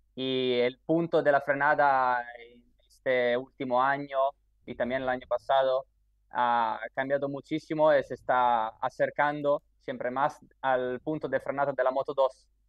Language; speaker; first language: Spanish; non-native, fluent; Italian